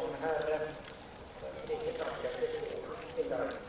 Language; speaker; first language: Swedish; native; Swedish